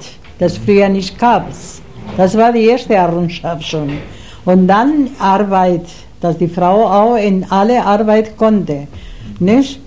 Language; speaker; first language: German; non-native, learner; Spanish